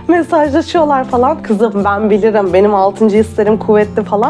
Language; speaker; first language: Turkish; native; Turkish